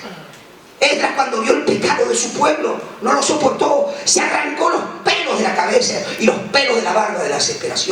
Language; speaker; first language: Spanish; native; Spanish